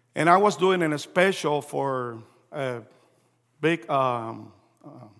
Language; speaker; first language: English; early bilingual, other home language; Spanish